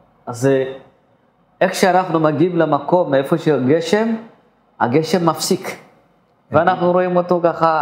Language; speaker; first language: Hebrew; non-native, fluent; Amharic